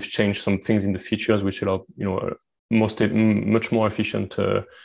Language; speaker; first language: English; non-native, fluent; French